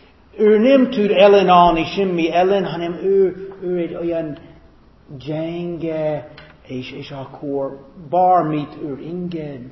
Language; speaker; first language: Hungarian; non-native, fluent; English